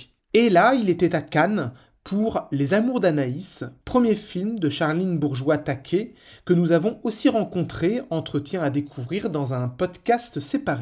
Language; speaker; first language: French; native; French